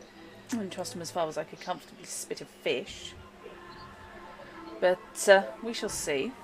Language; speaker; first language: English; native; English